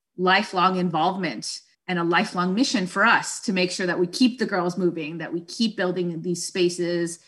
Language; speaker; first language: English; non-native, fluent; Spanish